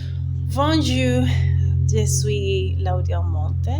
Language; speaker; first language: French; non-native, learner; Spanish